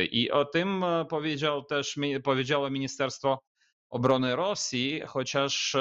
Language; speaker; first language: Polish; non-native, fluent; Ukrainian